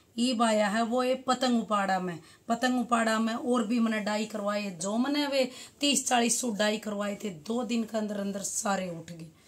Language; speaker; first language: Hindi; native; Hindi